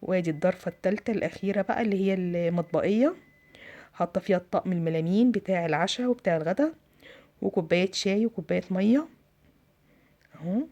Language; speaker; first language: Arabic; native; Arabic